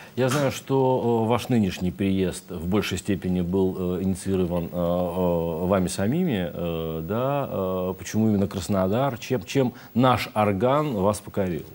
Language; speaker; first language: Russian; native; Russian